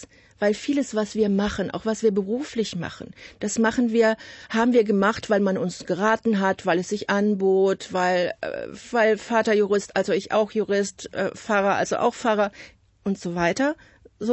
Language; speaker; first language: German; native; German